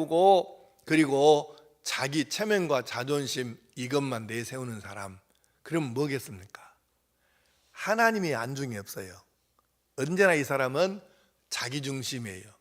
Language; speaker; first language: Korean; native; Korean